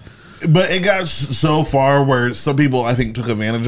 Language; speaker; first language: English; native; English